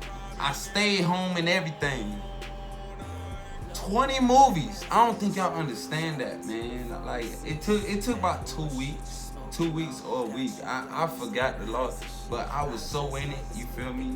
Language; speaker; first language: English; native; English